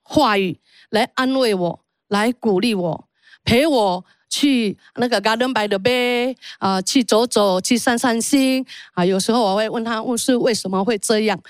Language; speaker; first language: Chinese; early bilingual, heritage; Chinese